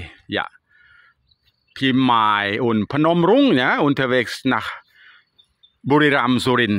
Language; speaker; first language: German; non-native, learner; Thai